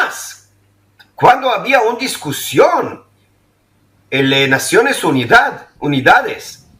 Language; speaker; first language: Spanish; non-native, fluent; Hebrew